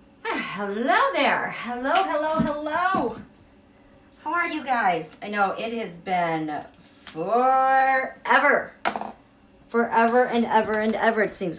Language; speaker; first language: English; native; English